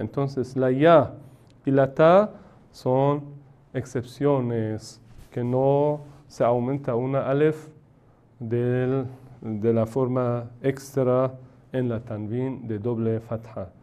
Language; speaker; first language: Spanish; non-native, fluent; Persian